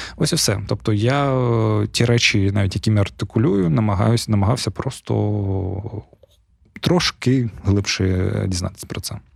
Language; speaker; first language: Ukrainian; non-native, local second language; Russian